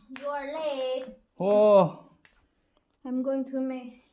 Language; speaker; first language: English; non-native, local second language; Cebuano